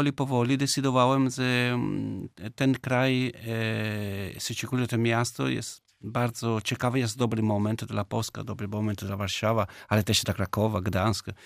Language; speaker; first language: Polish; non-native, learner; Italian